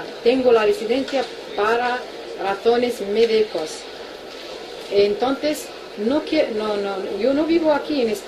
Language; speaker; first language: Spanish; non-native, local second language; Arabic